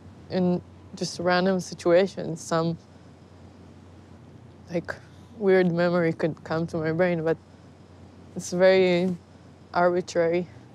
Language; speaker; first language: English; non-native, fluent; Hebrew